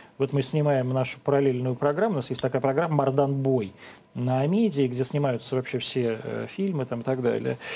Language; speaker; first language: Russian; native; Russian